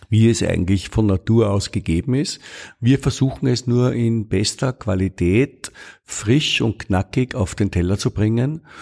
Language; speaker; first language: German; native; German